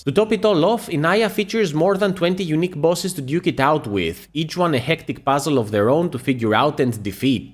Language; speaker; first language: English; native; English